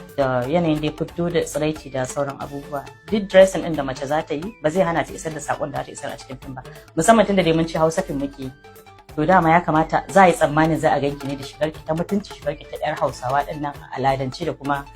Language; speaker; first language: Hausa; non-native, local second language; Fula